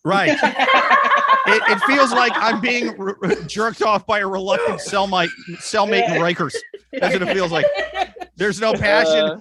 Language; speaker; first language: English; native; English